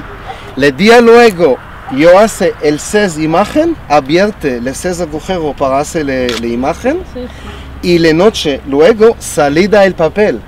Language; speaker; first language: Spanish; non-native, learner; Hebrew